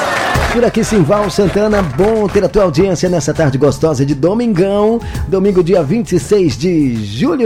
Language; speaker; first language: Portuguese; native; Portuguese